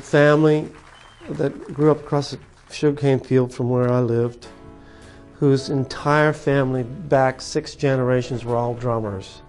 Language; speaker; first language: English; native; English